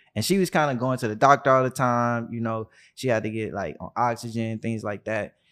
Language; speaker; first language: English; native; English